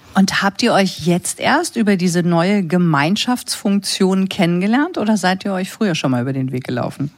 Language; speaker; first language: German; native; German